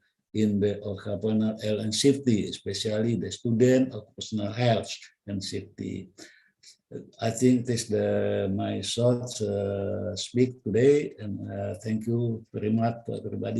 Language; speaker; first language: English; non-native, learner; Indonesian